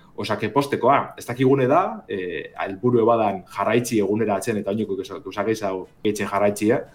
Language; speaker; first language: Basque; native; Basque